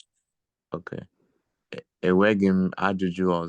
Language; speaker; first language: Igbo; early bilingual, heritage; English